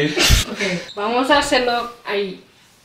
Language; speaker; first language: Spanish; non-native, learner; English